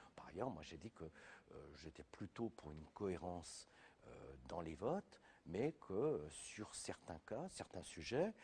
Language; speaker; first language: French; native; French